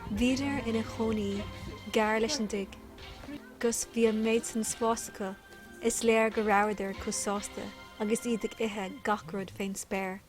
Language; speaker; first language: Irish; non-native, local second language; English